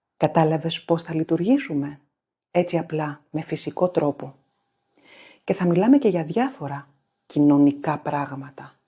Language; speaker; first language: Greek; native; Greek